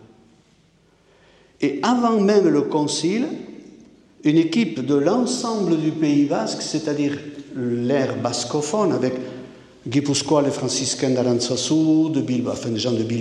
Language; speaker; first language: French; native; French